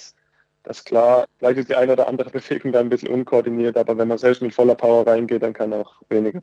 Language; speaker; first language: German; native; German